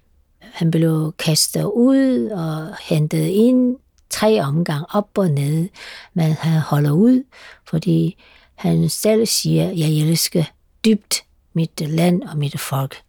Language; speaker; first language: Danish; non-native, fluent; Chinese